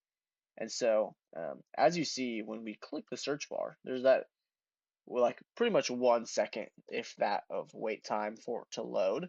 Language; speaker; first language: English; native; English